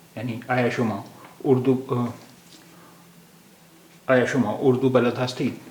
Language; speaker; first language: Persian; non-native, fluent; Urdu